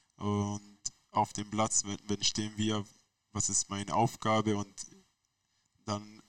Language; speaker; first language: German; non-native, learner; Arabic